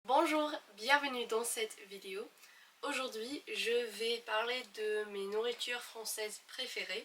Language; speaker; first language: French; non-native, fluent; English